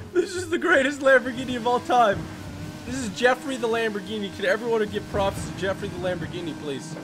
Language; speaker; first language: English; native; English